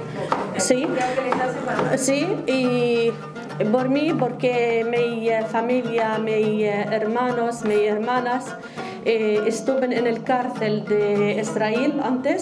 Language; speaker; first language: Spanish; non-native, learner; Arabic